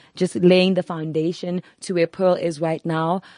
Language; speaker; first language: English; non-native, local second language; Zulu